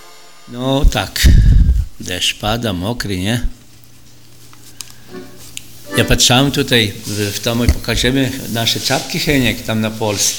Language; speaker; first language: Polish; early bilingual, heritage; Polish